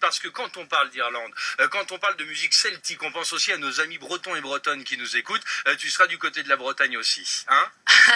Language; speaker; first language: French; native; French